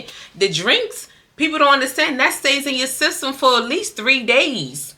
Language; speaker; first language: English; native; English